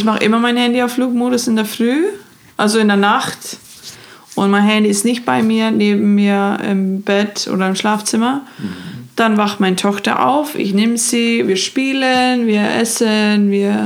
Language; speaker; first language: German; non-native, fluent; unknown